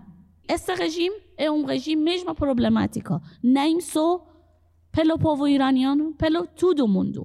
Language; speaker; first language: Portuguese; non-native, fluent; Persian